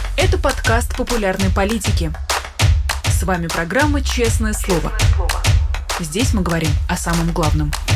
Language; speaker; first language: Russian; native; Russian